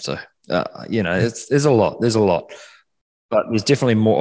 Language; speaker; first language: English; native; English